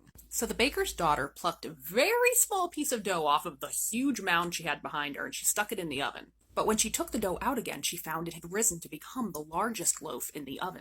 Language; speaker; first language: English; native; English